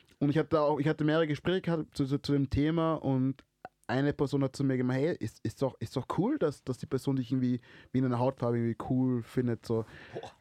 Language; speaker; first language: German; early bilingual, other home language; Swahili